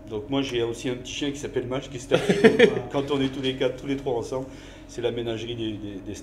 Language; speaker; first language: French; native; French